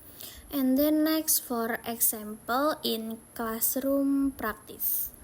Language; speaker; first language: English; non-native, learner; Indonesian